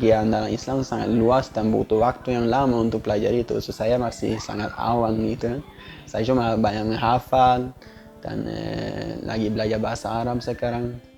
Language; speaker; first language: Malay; non-native, fluent; Swedish